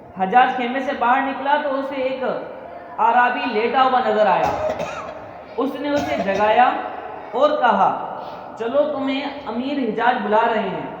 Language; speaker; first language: Urdu; non-native, local second language; Sindhi